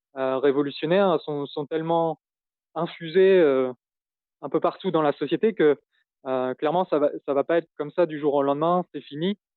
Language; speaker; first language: French; native; French